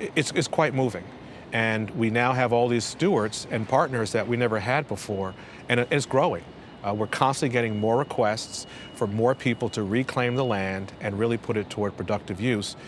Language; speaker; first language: English; native; English